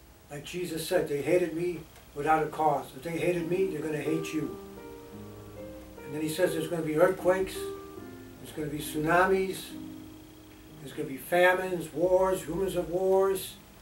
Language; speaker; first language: English; native; English